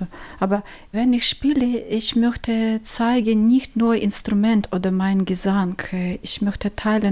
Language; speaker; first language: German; non-native, learner; Ukrainian